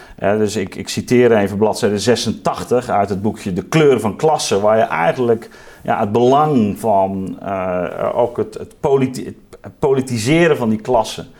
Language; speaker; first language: Dutch; native; Dutch